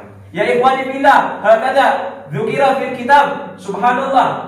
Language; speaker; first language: Arabic; non-native, learner; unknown